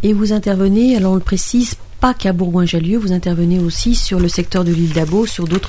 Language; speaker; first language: French; native; French